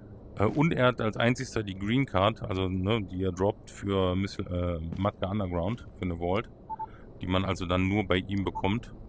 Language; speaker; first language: German; native; German